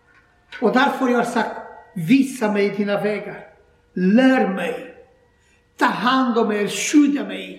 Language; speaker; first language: Swedish; non-native, learner; Croatian